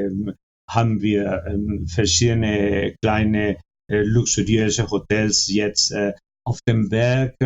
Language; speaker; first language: German; non-native, fluent; Spanish